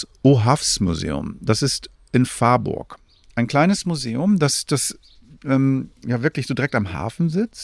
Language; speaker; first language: German; native; German